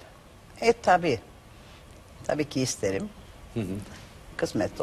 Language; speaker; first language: Turkish; non-native, learner; Macedonian